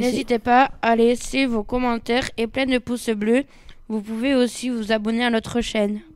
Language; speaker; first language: French; native; French